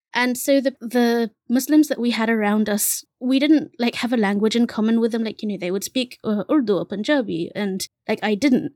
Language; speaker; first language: English; early bilingual, other home language; Bangla